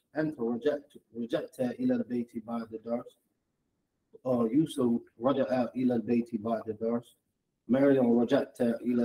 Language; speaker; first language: Arabic; non-native, learner; English